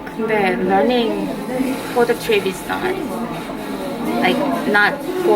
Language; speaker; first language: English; non-native, fluent; Korean